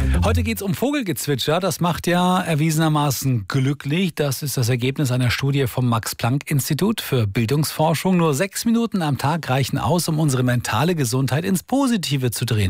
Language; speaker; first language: German; native; German